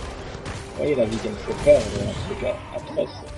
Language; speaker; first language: French; native; French